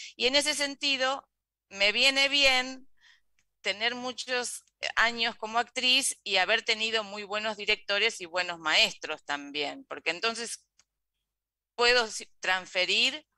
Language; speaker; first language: Spanish; native; Spanish